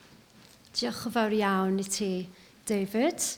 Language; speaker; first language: Welsh; native; Welsh